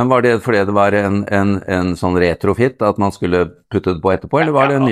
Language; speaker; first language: Norwegian; native; Norwegian